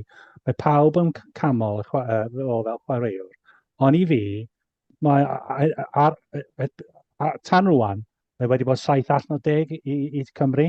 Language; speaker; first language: Welsh; non-native, fluent; English